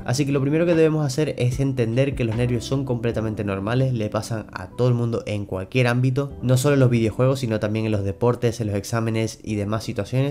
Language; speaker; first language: Spanish; native; Spanish